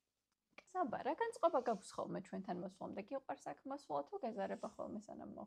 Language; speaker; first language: Georgian; native; Georgian